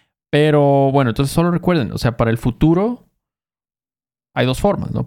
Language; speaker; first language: Spanish; native; Spanish